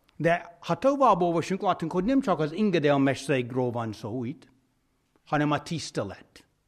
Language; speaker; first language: Hungarian; non-native, fluent; English